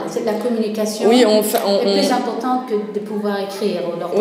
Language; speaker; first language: French; non-native, fluent; Swedish